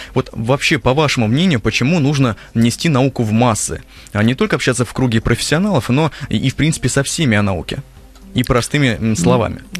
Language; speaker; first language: Russian; native; Russian